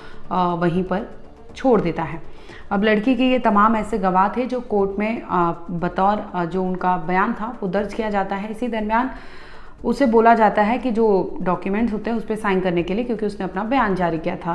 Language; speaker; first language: Hindi; native; Hindi